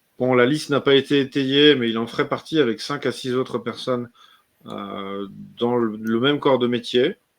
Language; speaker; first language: French; native; French